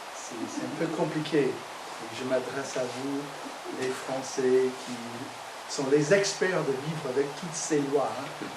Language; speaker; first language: French; non-native, fluent; English